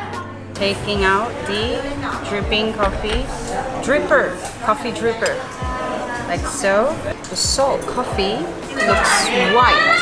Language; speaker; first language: English; non-native, fluent; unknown